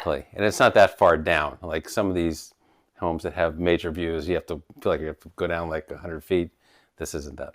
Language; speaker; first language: English; native; English